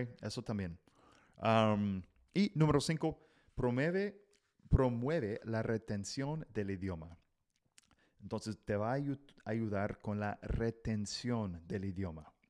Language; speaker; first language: Spanish; non-native, fluent; English